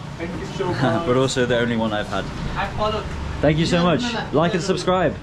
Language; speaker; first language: English; native; English